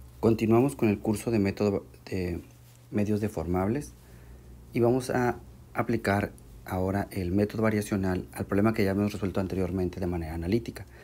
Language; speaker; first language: Spanish; native; Spanish